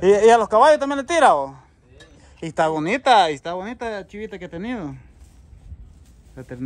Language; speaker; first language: Spanish; native; Spanish